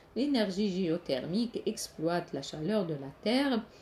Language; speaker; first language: French; non-native, local second language; Arabic